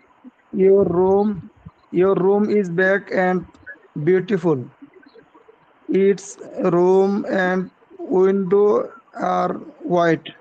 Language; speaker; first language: English; non-native, learner; Bangla